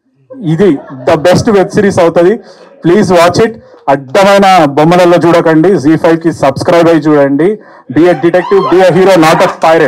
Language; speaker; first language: Telugu; native; Telugu